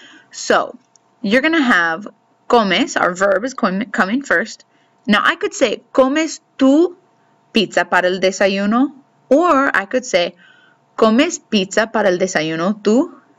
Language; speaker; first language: English; native; English